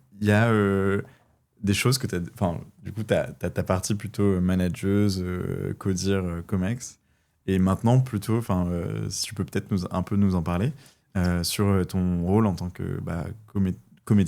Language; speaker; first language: French; native; French